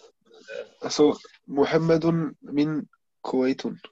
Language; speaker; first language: Arabic; non-native, learner; German